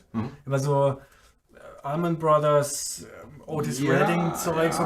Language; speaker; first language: German; native; German